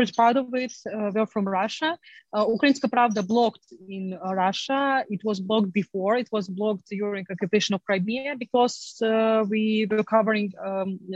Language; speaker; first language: English; non-native, fluent; Ukrainian